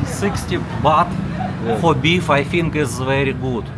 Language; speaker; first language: English; non-native, learner; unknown